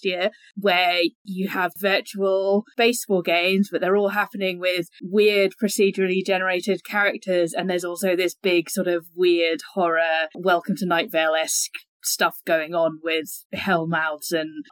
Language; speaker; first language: English; native; English